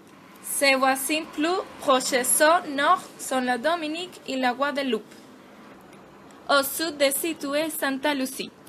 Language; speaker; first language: French; non-native, learner; Spanish